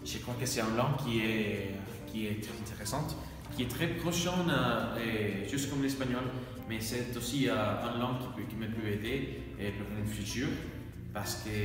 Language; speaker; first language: French; non-native, learner; Spanish